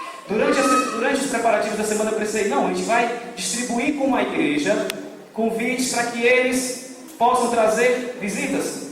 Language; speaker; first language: Portuguese; native; Portuguese